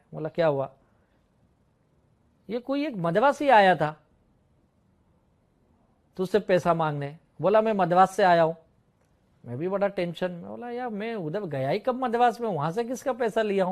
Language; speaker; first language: Hindi; native; Hindi